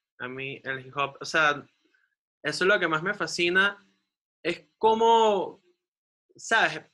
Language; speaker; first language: Spanish; native; Spanish